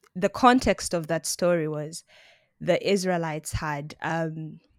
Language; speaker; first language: English; non-native, local second language; Ganda